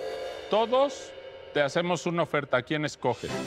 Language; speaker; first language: Spanish; native; Spanish